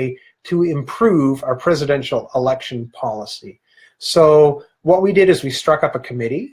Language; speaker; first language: English; native; English